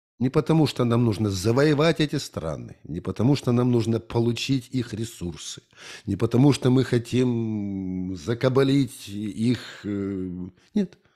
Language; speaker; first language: Russian; native; Russian